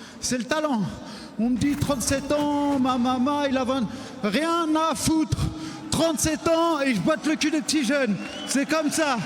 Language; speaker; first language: French; native; French